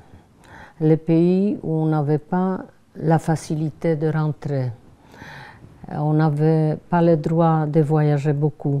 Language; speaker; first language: French; non-native, fluent; Polish